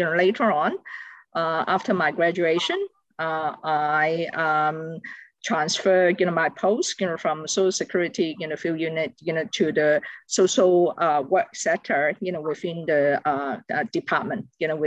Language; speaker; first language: English; non-native, local second language; Cantonese